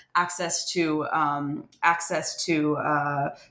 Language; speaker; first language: English; non-native, fluent; French